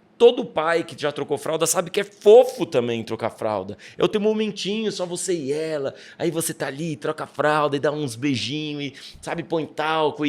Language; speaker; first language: Portuguese; native; Portuguese